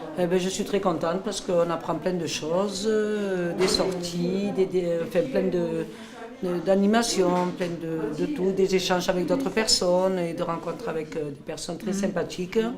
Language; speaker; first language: French; native; French